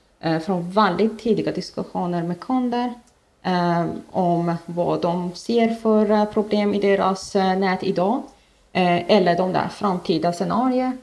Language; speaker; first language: Swedish; non-native, fluent; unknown